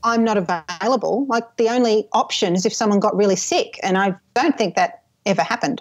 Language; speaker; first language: English; native; English